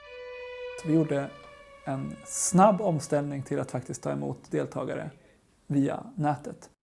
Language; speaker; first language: Swedish; native; Swedish